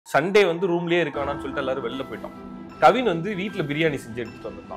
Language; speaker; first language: Tamil; native; Tamil